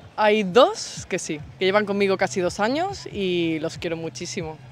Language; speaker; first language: Spanish; native; Spanish